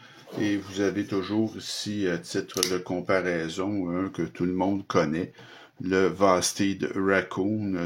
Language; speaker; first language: French; native; French